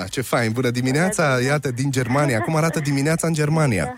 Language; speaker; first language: Romanian; native; Romanian